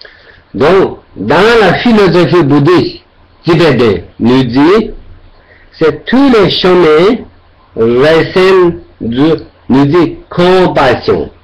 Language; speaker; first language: French; non-native, learner; Tibetan